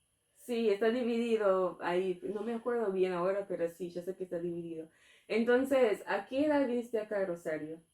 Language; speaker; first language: Spanish; non-native, fluent; English